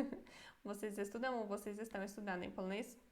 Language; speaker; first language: Portuguese; non-native, fluent; Polish